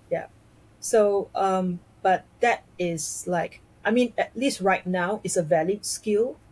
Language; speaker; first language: English; non-native, local second language; Chinese